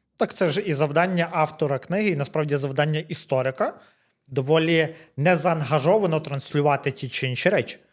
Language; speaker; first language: Ukrainian; native; Ukrainian